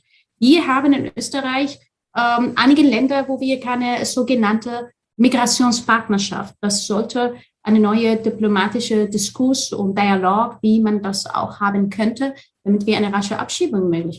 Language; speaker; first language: German; non-native, fluent; Arabic